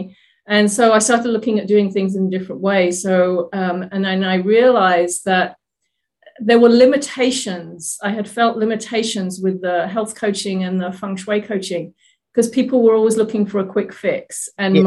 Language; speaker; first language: English; native; English